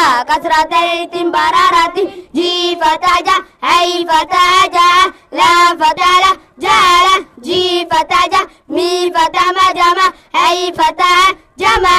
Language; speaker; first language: Arabic; non-native, learner; Somali